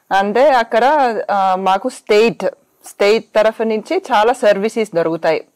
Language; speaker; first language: Telugu; non-native, fluent; Finnish